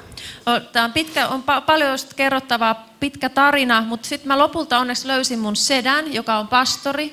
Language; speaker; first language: Finnish; native; Finnish